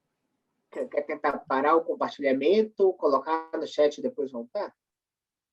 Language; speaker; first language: Portuguese; native; Portuguese